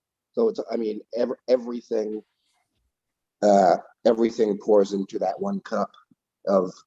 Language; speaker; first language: English; native; English